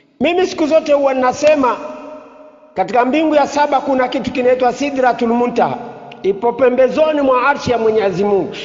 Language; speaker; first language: Swahili; native; Swahili